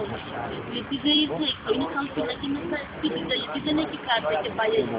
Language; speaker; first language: Greek; non-native, learner; Persian